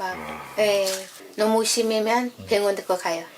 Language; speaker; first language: Korean; non-native, learner; Khmer